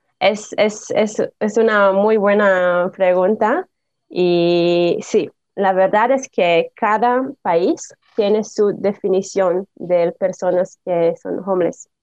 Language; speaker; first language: Spanish; non-native, learner; Hebrew